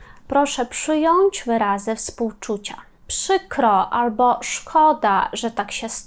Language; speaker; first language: Polish; non-native, fluent; Ukrainian